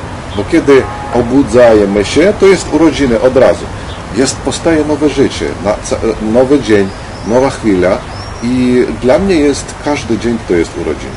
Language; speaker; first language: Polish; non-native, learner; Ukrainian